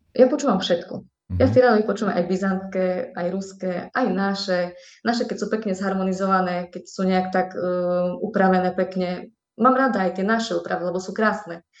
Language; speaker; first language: Slovak; native; Slovak